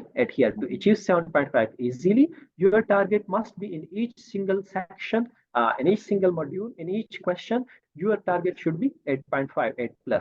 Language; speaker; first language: English; non-native, fluent; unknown